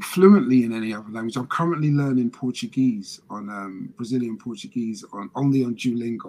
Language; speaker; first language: English; native; English